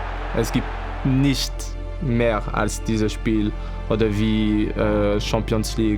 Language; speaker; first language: German; non-native, fluent; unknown